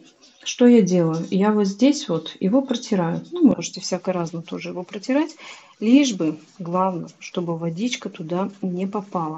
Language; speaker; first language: Russian; native; Russian